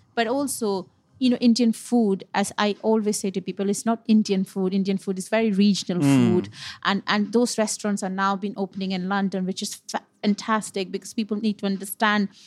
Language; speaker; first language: English; non-native, local second language; Punjabi